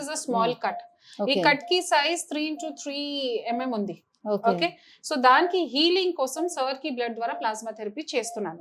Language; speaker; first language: Telugu; non-native, local second language; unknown